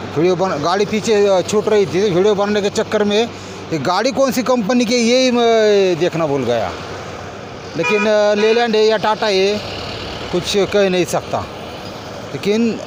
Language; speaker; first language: Hindi; non-native, local second language; Marathi